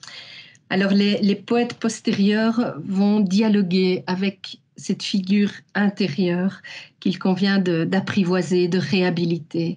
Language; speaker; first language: French; native; French